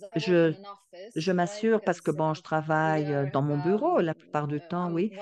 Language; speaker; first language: French; non-native, fluent; Portuguese